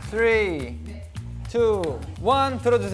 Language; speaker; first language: Korean; native; Korean